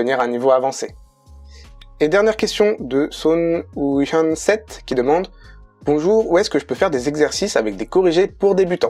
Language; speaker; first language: French; native; French